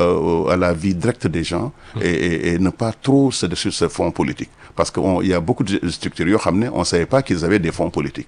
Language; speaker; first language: French; non-native, local second language; Wolof